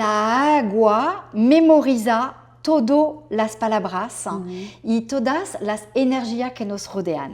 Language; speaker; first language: Spanish; non-native, fluent; French